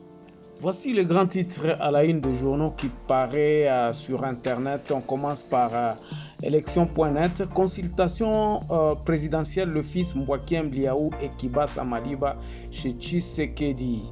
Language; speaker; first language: French; non-native, local second language; Lingala